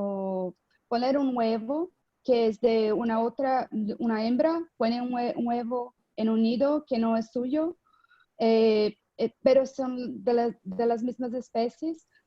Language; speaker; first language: Spanish; non-native, fluent; Portuguese